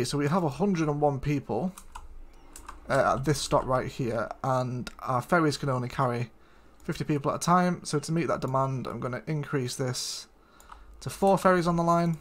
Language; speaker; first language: English; native; English